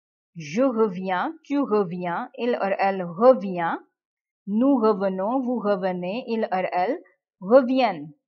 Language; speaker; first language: French; non-native, fluent; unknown